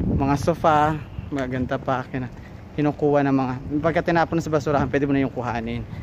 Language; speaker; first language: Filipino; native; Filipino